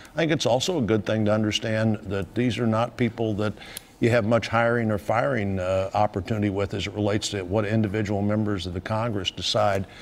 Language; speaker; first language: English; native; English